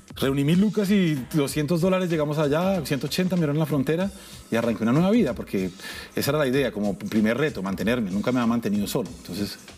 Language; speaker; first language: Spanish; native; Spanish